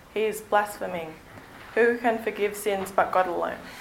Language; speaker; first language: English; native; English